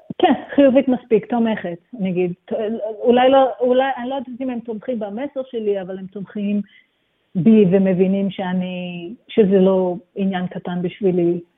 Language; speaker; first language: Hebrew; native; Hebrew